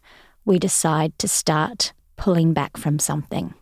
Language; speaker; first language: English; native; English